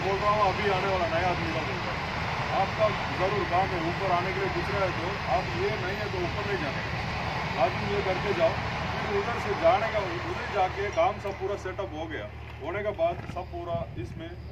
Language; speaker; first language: Hindi; non-native, local second language; Tamil